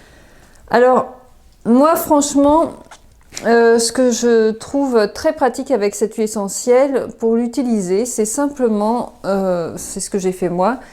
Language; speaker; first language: French; native; French